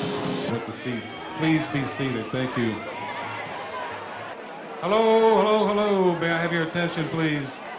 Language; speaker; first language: English; native; English